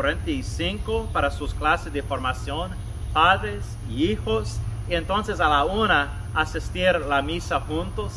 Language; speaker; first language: Spanish; non-native, fluent; English